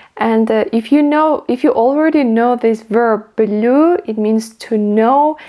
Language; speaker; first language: English; non-native, fluent; Kazakh